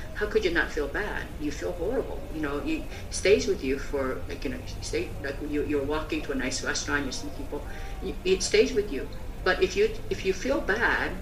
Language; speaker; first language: English; early bilingual, other home language; Korean